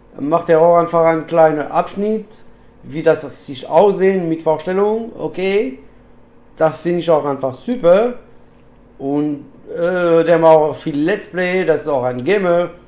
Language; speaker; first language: German; non-native, learner; French